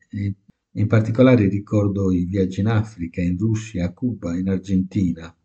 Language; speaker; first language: Italian; native; Italian